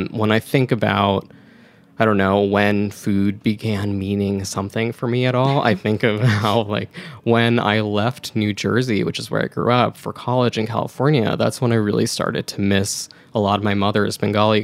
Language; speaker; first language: English; native; English